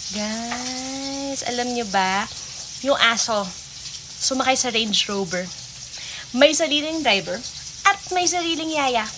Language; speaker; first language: Filipino; native; Filipino